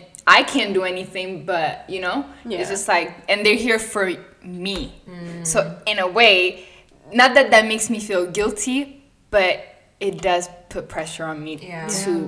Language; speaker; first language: English; non-native, fluent; Italian